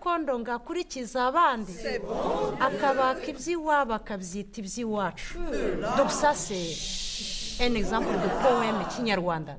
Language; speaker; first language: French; non-native, local second language; Kinyarwanda